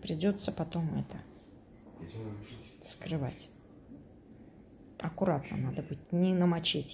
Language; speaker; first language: Russian; native; Russian